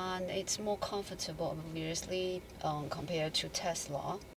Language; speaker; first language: English; non-native, fluent; Chinese